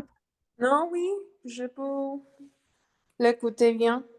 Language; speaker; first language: French; non-native, learner; Spanish